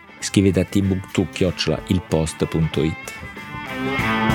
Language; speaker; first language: Italian; native; Italian